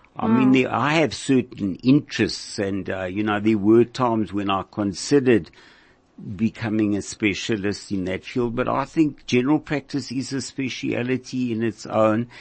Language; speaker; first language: English; native; English